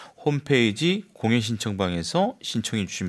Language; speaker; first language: Korean; native; Korean